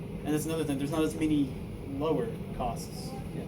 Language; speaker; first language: English; native; English